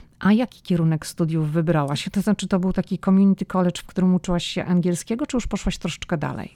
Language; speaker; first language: Polish; native; Polish